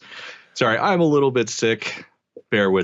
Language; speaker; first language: English; native; English